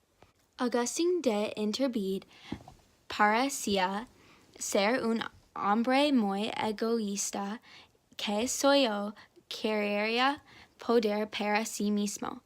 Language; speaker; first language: Spanish; non-native, learner; English